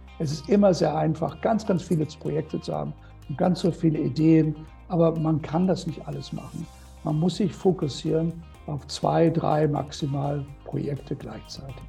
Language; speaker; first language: German; non-native, fluent; English